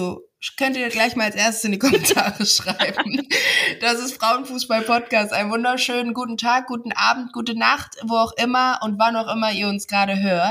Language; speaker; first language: German; native; German